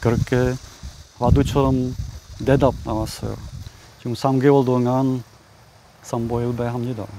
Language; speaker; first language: Korean; non-native, learner; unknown